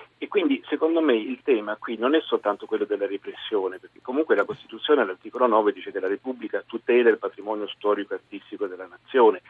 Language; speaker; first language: Italian; native; Italian